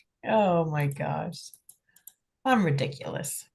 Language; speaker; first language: English; native; English